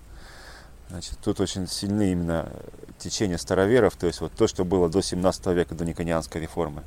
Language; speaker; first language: Russian; native; Russian